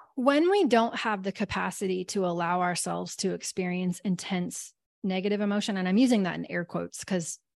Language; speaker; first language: English; native; English